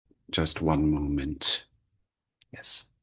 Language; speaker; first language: English; non-native, fluent; German